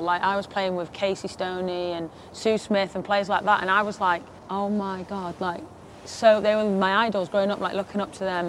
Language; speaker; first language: English; native; English